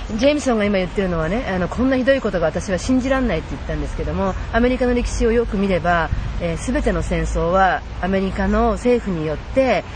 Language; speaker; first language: Japanese; native; Japanese